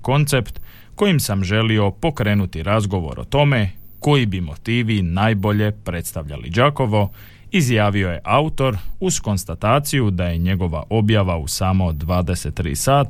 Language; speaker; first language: Serbian; native; Serbian